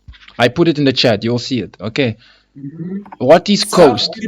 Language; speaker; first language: English; non-native, fluent; Lingala